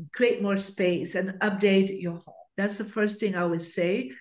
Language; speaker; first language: English; non-native, fluent; Dutch